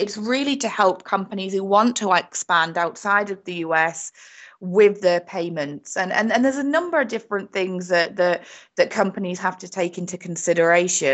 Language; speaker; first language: English; native; English